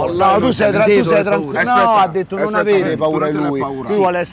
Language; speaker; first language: Italian; native; Italian